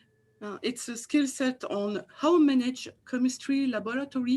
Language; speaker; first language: English; non-native, fluent; French